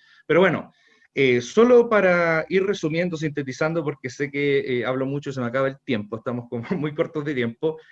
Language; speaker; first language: Spanish; native; Spanish